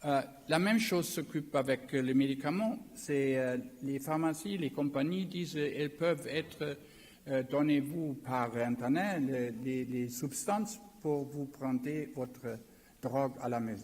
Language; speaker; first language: French; non-native, learner; German